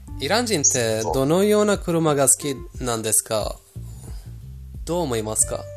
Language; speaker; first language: Japanese; non-native, fluent; Persian